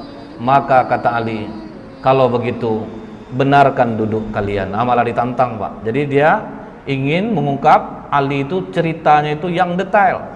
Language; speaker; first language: Indonesian; native; Indonesian